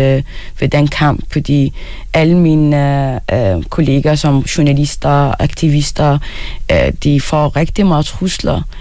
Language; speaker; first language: Danish; early bilingual, other home language; Arabic